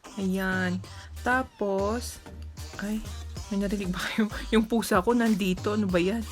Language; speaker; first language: Filipino; non-native, local second language; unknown